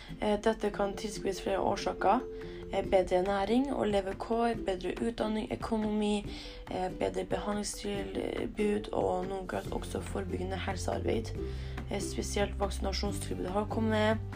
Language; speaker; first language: Norwegian; early bilingual, other home language; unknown